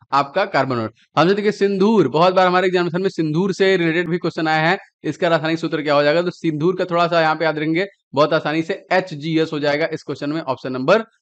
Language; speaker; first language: Hindi; native; Hindi